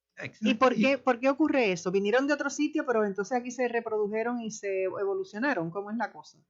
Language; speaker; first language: Spanish; native; Spanish